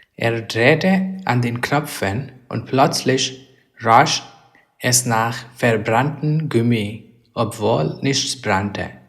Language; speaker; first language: German; non-native, learner; English